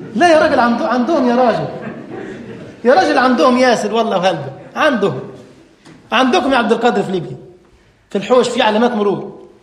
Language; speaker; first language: Arabic; native; Arabic